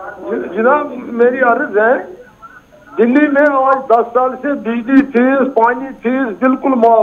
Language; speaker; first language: Hindi; non-native, local second language; Kashmiri